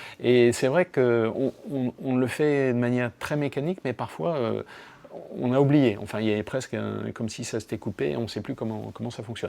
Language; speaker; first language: French; native; French